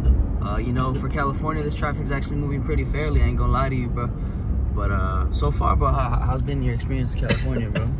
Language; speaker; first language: English; native; English